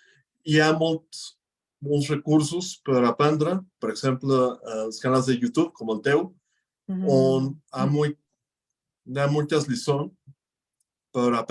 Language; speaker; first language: Catalan; non-native, fluent; Spanish